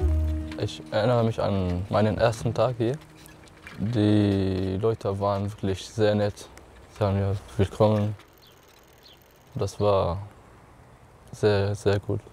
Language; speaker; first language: German; non-native, learner; Arabic